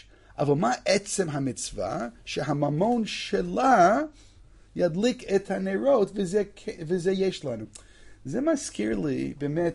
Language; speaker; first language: Hebrew; non-native, fluent; English